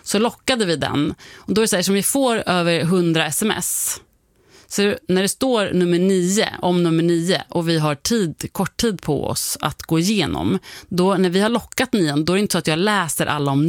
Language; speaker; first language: Swedish; native; Swedish